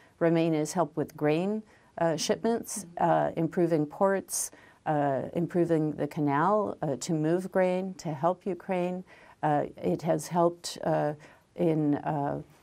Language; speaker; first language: English; native; English